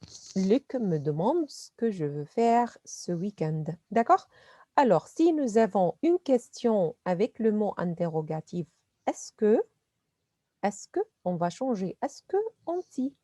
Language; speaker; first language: French; non-native, fluent; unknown